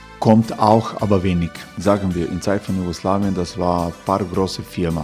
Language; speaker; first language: German; non-native, fluent; Croatian